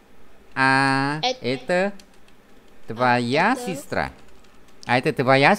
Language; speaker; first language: Russian; non-native, fluent; Vietnamese